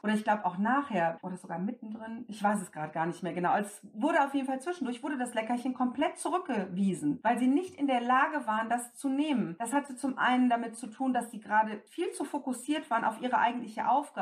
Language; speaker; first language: German; native; German